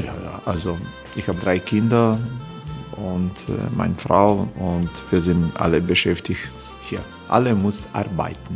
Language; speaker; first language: German; non-native, fluent; Croatian